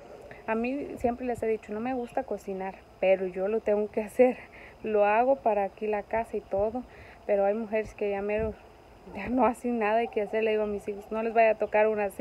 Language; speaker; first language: Spanish; native; Spanish